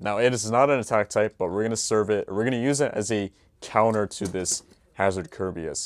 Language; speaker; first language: English; native; English